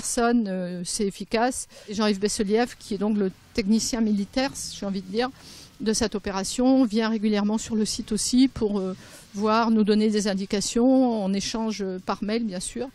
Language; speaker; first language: French; native; French